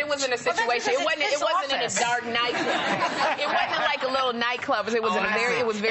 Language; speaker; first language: English; native; English